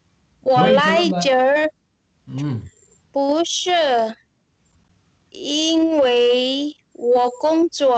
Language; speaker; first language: Chinese; non-native, learner; Indonesian